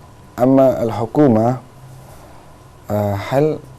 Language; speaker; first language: Arabic; non-native, fluent; Indonesian